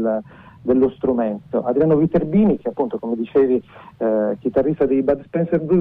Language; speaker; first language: Italian; native; Italian